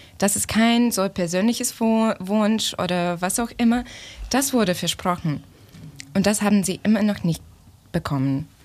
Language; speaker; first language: German; non-native, fluent; Ukrainian